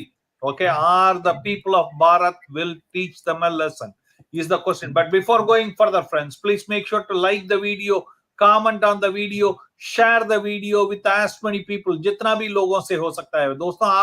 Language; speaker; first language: English; non-native, local second language; Hindi